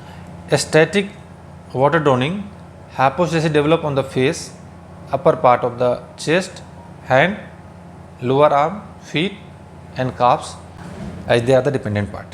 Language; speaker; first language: English; non-native, local second language; Hindi